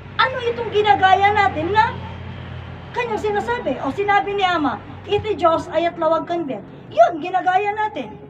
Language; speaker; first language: Filipino; non-native, local second language; Iloko